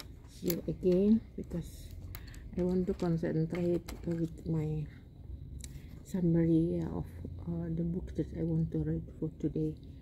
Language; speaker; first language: English; non-native, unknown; Indonesian